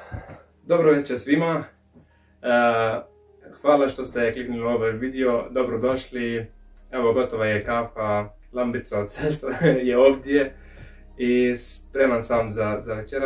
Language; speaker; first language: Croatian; early bilingual, heritage; English